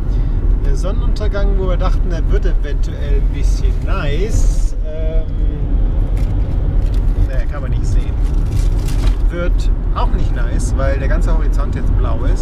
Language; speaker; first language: German; native; German